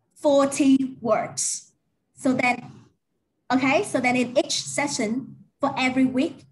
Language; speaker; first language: English; non-native, learner; Vietnamese